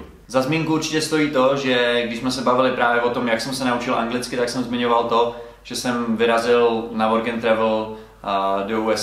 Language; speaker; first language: Czech; native; Czech